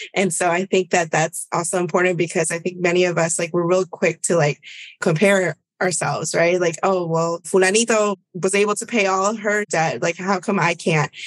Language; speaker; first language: English; early bilingual, other home language; Spanish